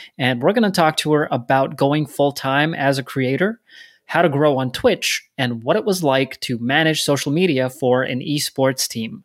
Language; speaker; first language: English; native; English